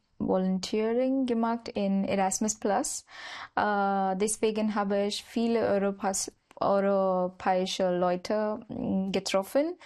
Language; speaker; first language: German; non-native, learner; Marathi